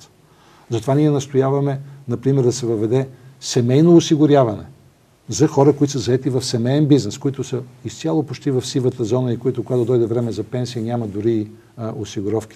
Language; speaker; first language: Bulgarian; native; Bulgarian